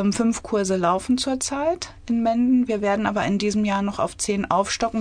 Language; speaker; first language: German; native; German